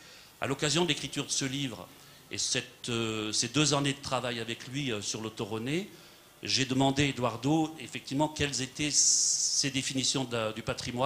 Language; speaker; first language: French; native; French